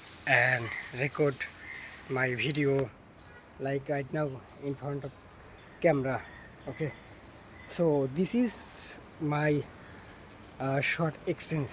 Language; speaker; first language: English; non-native, learner; Bangla